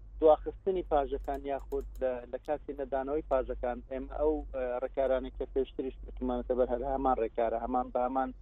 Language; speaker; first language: Central Kurdish; non-native, local second language; Kurdish